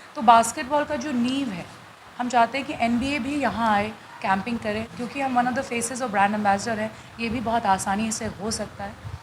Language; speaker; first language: Hindi; non-native, local second language; Bhojpuri